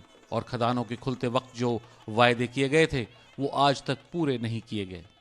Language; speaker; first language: Hindi; native; Hindi